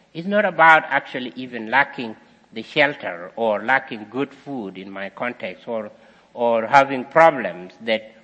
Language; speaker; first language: English; non-native, fluent; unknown